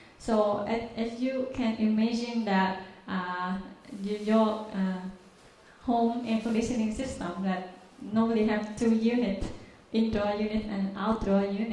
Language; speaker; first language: English; non-native, learner; Vietnamese